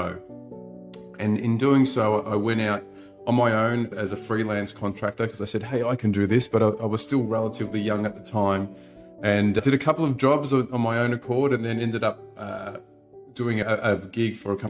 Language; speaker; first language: English; native; English